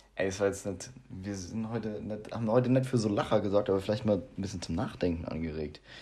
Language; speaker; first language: German; native; German